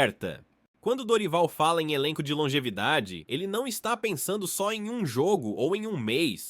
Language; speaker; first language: Portuguese; native; Portuguese